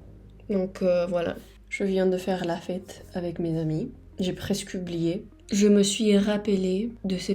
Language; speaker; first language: French; non-native, fluent; Spanish